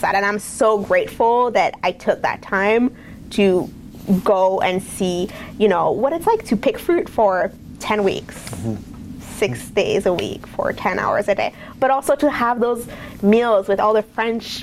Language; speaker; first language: English; native; English